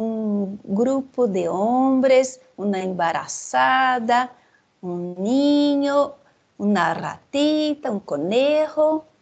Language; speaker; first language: Spanish; non-native, fluent; Portuguese